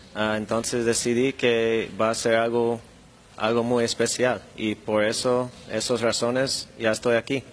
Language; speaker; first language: Spanish; non-native, fluent; English